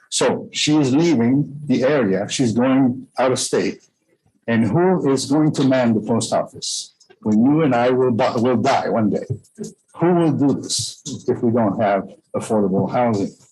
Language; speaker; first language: English; non-native, fluent; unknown